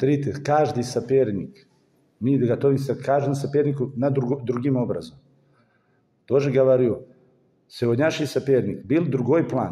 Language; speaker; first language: Russian; non-native, fluent; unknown